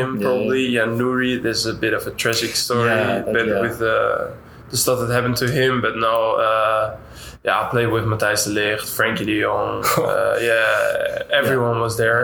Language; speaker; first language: English; non-native, fluent; Dutch